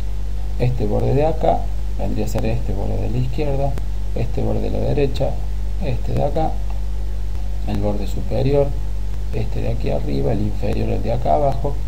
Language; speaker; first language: Spanish; native; Spanish